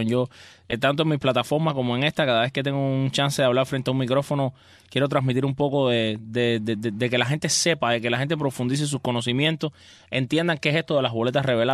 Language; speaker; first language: Spanish; native; Spanish